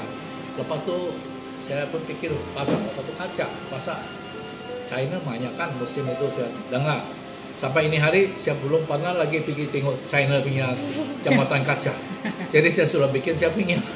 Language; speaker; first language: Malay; non-native, local second language; Hakka Chinese